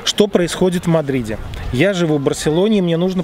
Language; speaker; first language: Russian; native; Russian